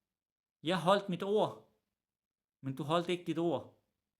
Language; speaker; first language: Danish; early bilingual, other home language; Arabic